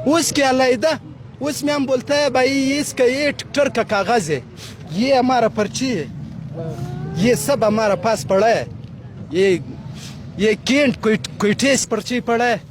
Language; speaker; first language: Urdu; non-native, learner; Pashto